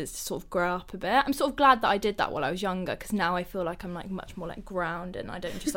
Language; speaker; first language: English; native; English